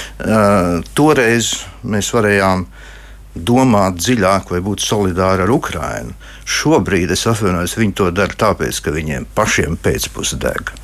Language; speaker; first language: Latvian; native; Latvian